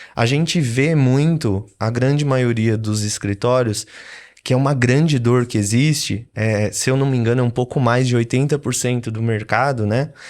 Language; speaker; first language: Portuguese; native; Portuguese